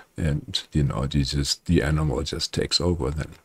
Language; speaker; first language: English; non-native, fluent; German